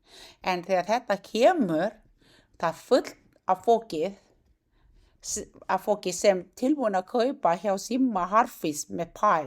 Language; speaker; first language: Icelandic; non-native, learner; Thai